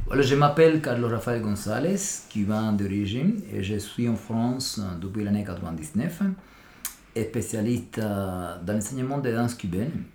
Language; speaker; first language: French; non-native, fluent; Spanish